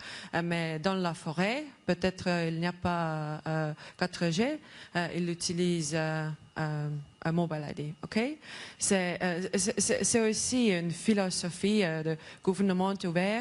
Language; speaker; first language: French; non-native, learner; Estonian